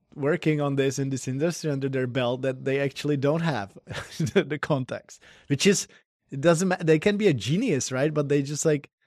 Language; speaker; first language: English; non-native, fluent; Czech